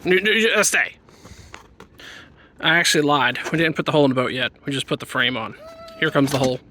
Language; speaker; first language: English; native; English